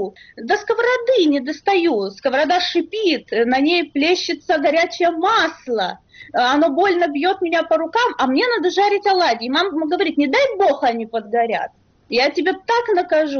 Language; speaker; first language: Russian; native; Russian